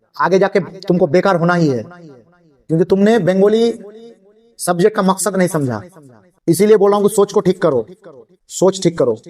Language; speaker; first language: Hindi; non-native, local second language; Bangla